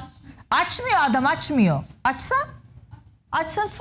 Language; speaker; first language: Turkish; native; Turkish